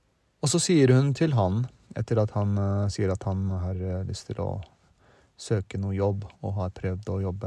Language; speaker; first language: Norwegian; early bilingual, other home language; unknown